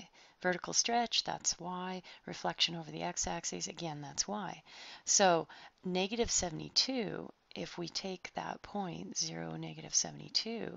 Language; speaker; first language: English; native; English